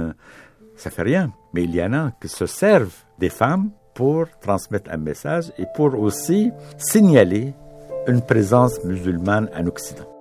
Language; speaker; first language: French; non-native, fluent; Arabic